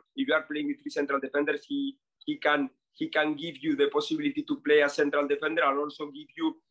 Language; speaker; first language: English; non-native, fluent; Spanish